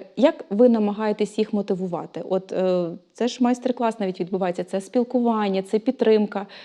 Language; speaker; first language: Ukrainian; native; Ukrainian